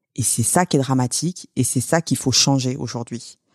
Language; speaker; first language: French; native; French